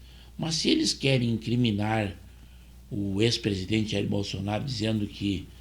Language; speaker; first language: Portuguese; native; Portuguese